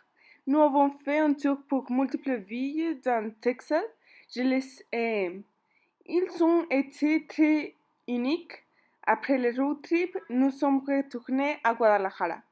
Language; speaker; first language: French; non-native, learner; Spanish